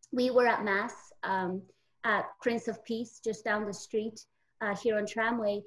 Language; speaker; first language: English; native; English